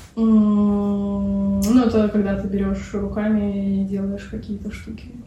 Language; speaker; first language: Russian; non-native, local second language; Belarusian